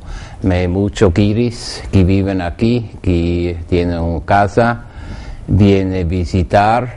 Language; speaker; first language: Spanish; non-native, learner; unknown